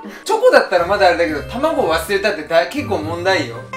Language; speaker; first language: Japanese; native; Japanese